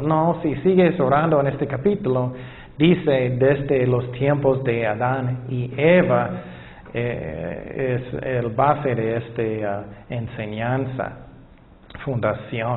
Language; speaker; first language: Spanish; non-native, fluent; English